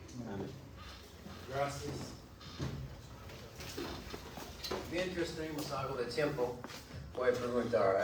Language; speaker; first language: Spanish; non-native, learner; English